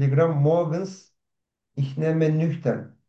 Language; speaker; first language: German; non-native, learner; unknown